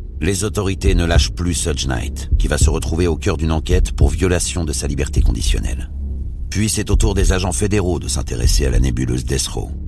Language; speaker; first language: French; native; French